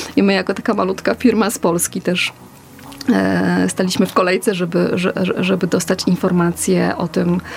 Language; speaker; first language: Polish; native; Polish